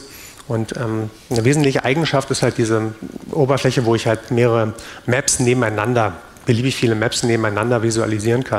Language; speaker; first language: German; native; German